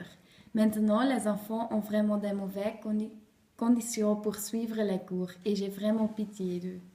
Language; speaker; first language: French; non-native, learner; Dutch